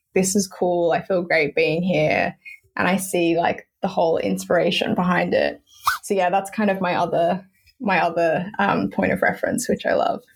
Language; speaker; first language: English; native; English